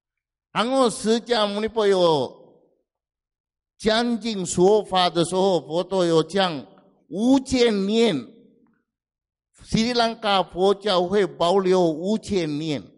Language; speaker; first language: Chinese; non-native, fluent; Sinhala